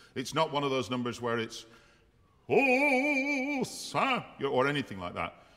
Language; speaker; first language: English; native; English